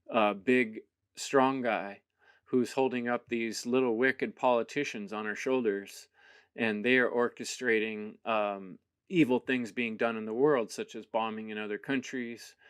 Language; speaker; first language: English; native; English